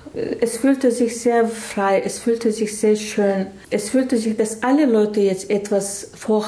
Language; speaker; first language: German; non-native, learner; Chechen